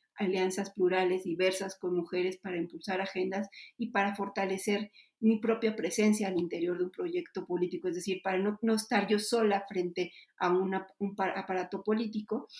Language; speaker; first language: Spanish; native; Spanish